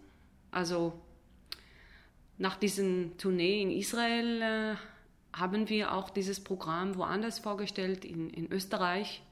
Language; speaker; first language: German; non-native, fluent; Hebrew